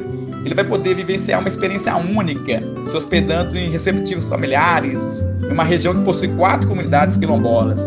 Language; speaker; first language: Portuguese; native; Portuguese